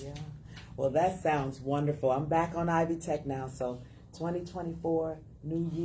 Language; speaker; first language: English; native; English